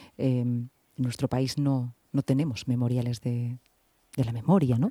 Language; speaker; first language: Spanish; native; Spanish